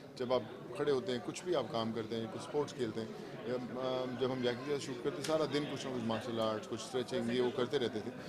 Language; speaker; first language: Hindi; non-native, local second language; Punjabi